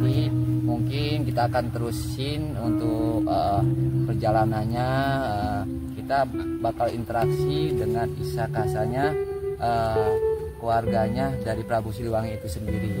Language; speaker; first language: Indonesian; native; Indonesian